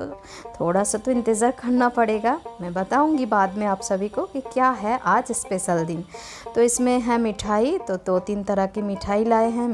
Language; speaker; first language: Hindi; non-native, local second language; Bangla